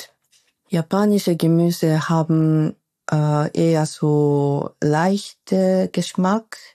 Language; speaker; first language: German; non-native, fluent; Japanese